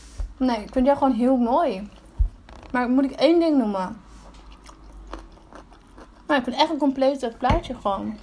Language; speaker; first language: Dutch; native; Dutch